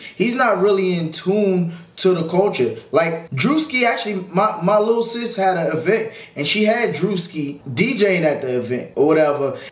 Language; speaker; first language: English; native; English